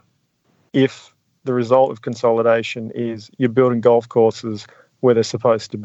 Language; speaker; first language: English; native; English